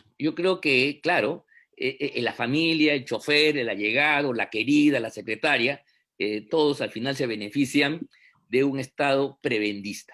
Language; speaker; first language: Spanish; native; Spanish